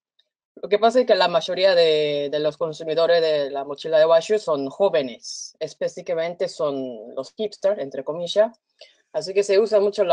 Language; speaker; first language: Spanish; non-native, fluent; Korean